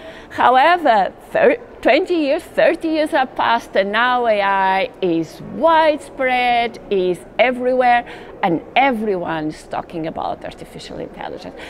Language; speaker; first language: English; non-native, fluent; Portuguese